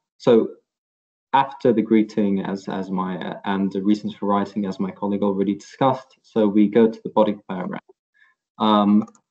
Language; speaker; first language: English; non-native, fluent; Lithuanian